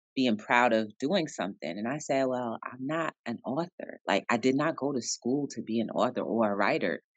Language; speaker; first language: English; native; English